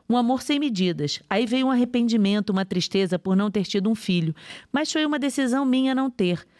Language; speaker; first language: Portuguese; native; Portuguese